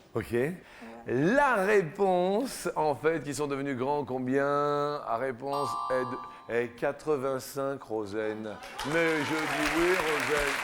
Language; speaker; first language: French; native; French